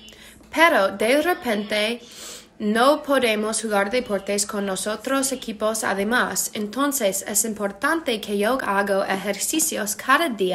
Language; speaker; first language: Spanish; non-native, learner; English